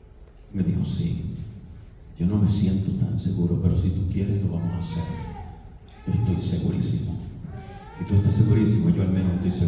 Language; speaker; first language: Spanish; native; Spanish